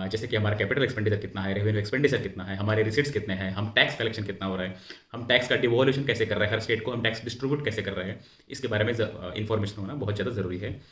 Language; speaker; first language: Hindi; non-native, local second language; Marathi